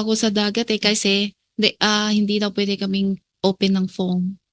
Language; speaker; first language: Filipino; early bilingual, other home language; Chinese